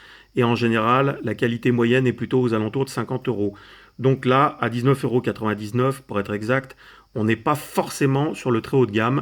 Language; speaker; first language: French; native; French